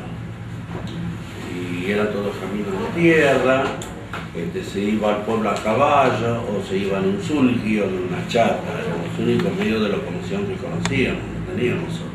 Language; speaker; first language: Spanish; native; Spanish